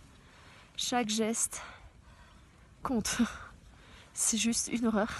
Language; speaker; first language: French; native; French